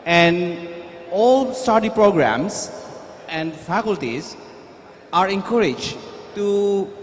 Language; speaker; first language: English; non-native, fluent; Indonesian